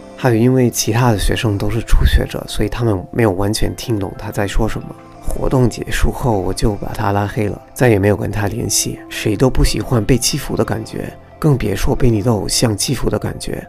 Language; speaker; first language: Chinese; non-native, fluent; English